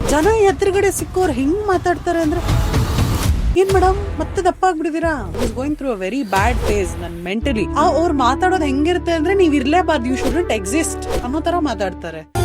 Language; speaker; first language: Kannada; native; Kannada